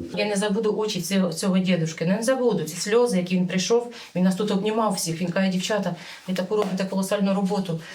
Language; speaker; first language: Ukrainian; native; Ukrainian